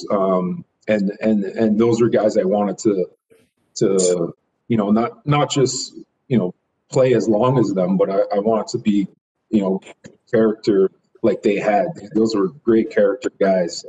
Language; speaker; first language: English; native; English